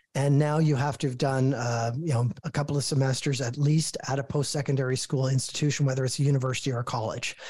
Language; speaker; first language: English; native; English